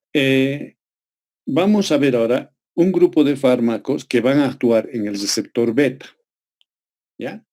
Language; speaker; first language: Spanish; native; Spanish